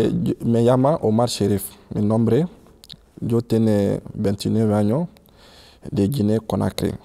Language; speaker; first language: Spanish; non-native, learner; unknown